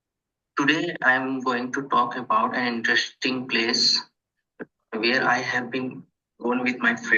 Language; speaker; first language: English; non-native, learner; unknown